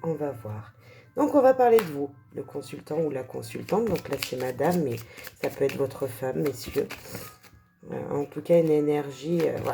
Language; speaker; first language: French; native; French